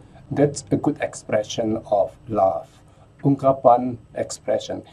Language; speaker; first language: English; non-native, fluent; Indonesian